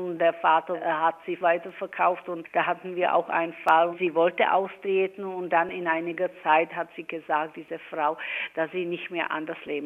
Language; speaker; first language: German; non-native, fluent; Czech